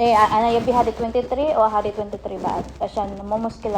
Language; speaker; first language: Arabic; non-native, learner; Filipino